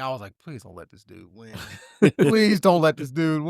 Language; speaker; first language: English; native; English